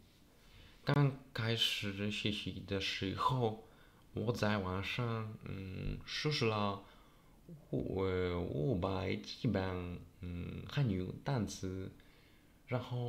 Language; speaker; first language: Chinese; non-native, learner; Polish